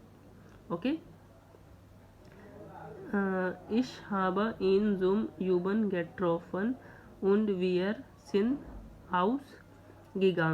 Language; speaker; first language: German; non-native, learner; Hindi